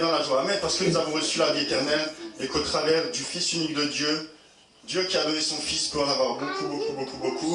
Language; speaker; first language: French; native; French